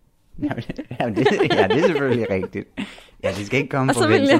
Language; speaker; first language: Danish; native; Danish